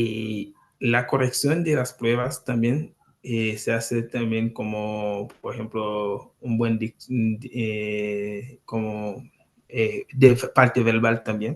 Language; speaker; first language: Spanish; non-native, learner; Haitian Creole